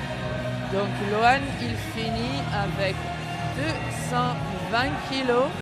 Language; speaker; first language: French; non-native, learner; English